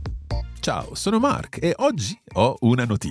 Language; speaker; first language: Italian; non-native, fluent; English